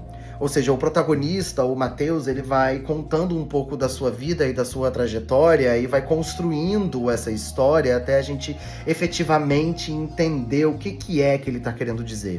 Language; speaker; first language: Portuguese; native; Portuguese